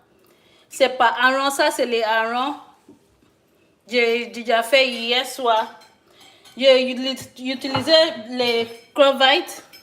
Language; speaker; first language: French; non-native, learner; English